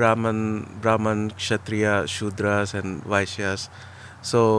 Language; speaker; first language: English; non-native, local second language; Telugu